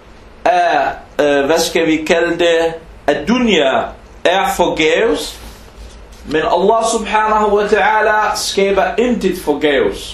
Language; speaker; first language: Danish; non-native, fluent; Arabic